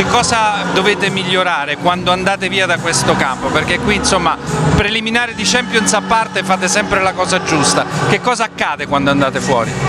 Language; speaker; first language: Italian; native; Italian